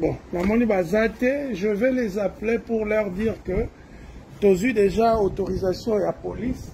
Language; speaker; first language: French; non-native, local second language; Lingala